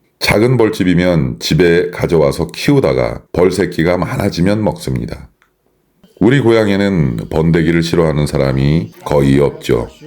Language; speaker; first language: Korean; non-native, fluent; Chinese